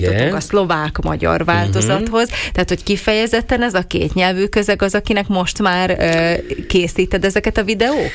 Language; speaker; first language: Hungarian; native; Hungarian